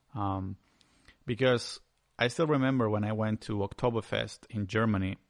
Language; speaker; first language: English; non-native, fluent; Spanish